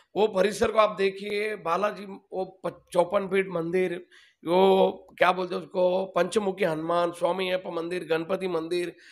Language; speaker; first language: Hindi; non-native, local second language; Telugu